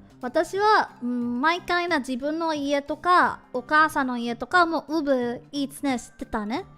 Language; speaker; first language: Japanese; non-native, learner; English